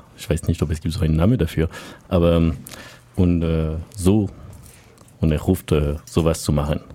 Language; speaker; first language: German; non-native, learner; French